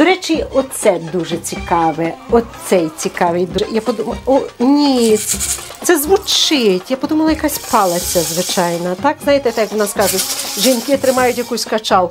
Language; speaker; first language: Ukrainian; native; Ukrainian